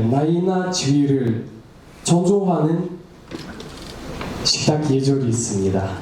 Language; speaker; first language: Korean; non-native, learner; Kyrgyz